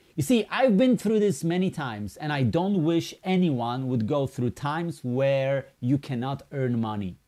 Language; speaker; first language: English; non-native, fluent; Polish